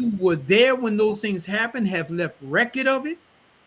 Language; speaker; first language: English; native; English